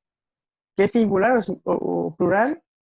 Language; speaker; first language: Spanish; non-native, learner; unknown